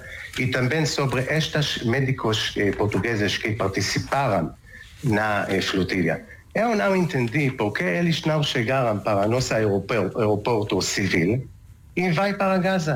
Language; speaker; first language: Portuguese; non-native, learner; Hebrew